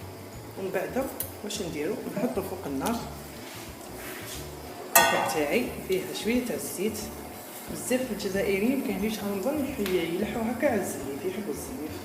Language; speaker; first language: Arabic; native; Arabic